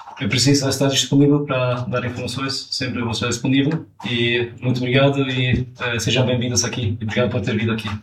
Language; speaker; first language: Portuguese; non-native, fluent; German